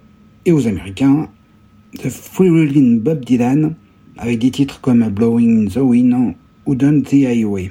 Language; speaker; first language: French; native; French